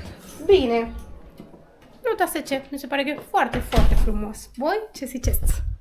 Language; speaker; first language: Romanian; non-native, learner; Spanish